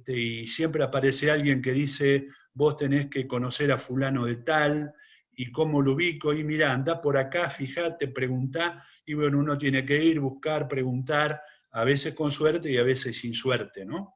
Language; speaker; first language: Spanish; native; Spanish